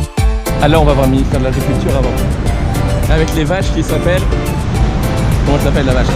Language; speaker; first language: French; native; French